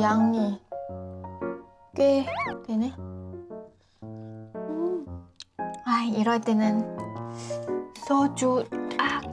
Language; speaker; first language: Korean; non-native, fluent; Lao